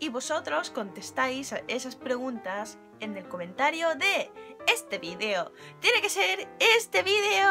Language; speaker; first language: Spanish; non-native, fluent; Japanese